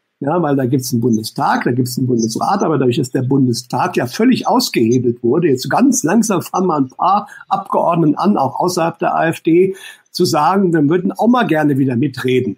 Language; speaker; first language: German; native; German